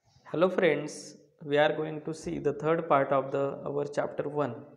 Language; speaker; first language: English; non-native, local second language; Marathi